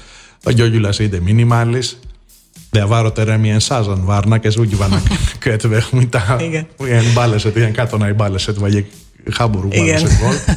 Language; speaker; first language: Hungarian; non-native, fluent; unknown